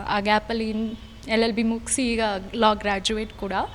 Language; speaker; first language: Kannada; native; Kannada